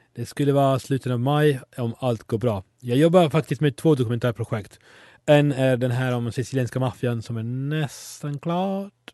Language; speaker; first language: Swedish; non-native, fluent; Italian